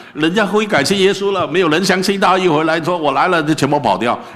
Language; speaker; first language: Chinese; native; Chinese